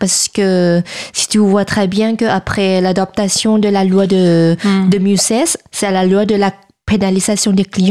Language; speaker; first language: French; non-native, fluent; Thai